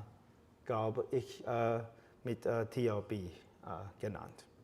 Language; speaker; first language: German; non-native, fluent; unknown